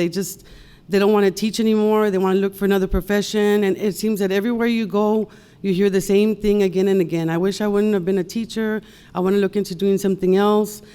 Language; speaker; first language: English; native; English